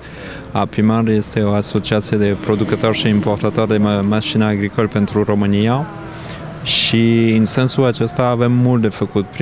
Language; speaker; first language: Romanian; non-native, fluent; French